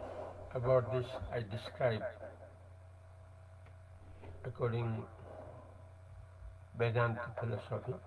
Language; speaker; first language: English; non-native, learner; Nepali